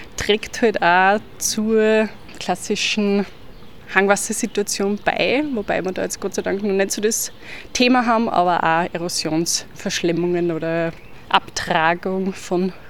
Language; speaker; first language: German; native; German